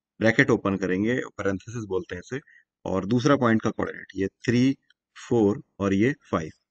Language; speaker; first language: Hindi; native; Hindi